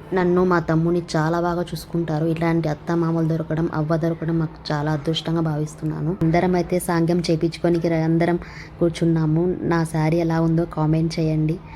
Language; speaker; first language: Telugu; non-native, local second language; Urdu